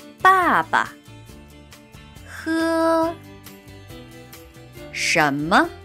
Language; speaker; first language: Chinese; non-native, learner; Thai